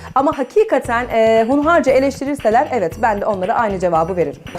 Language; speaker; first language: Turkish; native; Turkish